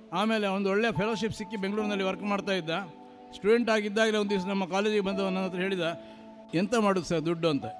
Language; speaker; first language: Kannada; non-native, local second language; Marathi